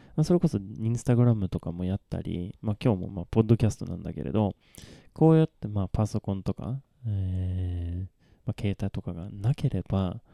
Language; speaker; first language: Japanese; non-native, fluent; Swedish